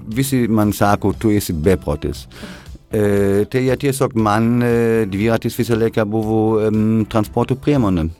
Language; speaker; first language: Lithuanian; non-native, fluent; German